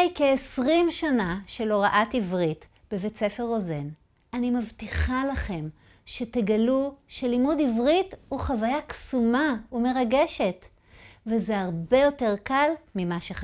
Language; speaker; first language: Hebrew; native; Hebrew